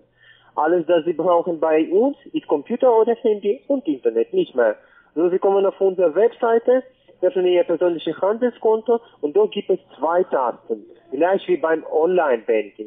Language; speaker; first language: German; non-native, learner; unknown